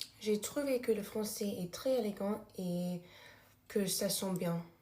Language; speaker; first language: French; non-native, learner; English